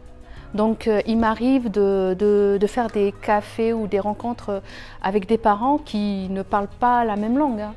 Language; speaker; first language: French; native; French